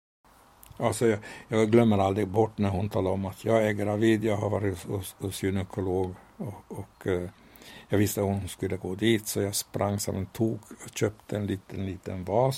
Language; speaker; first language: Swedish; non-native, fluent; Hungarian